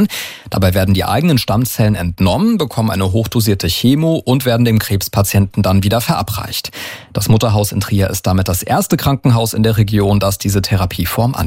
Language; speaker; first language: German; native; German